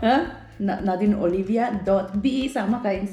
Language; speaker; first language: Indonesian; early bilingual, heritage; Indonesian